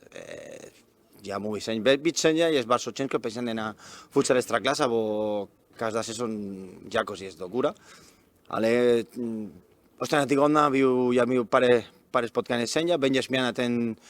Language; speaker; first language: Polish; non-native, learner; Spanish